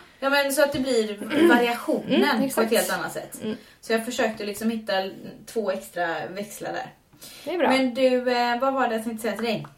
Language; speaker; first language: Swedish; native; Swedish